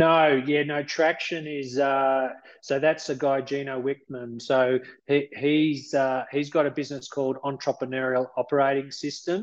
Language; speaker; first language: English; native; English